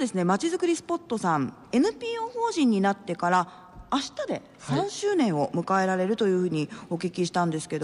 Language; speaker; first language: Japanese; native; Japanese